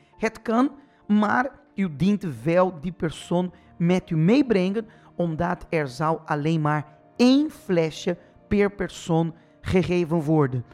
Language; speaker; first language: Dutch; non-native, fluent; Portuguese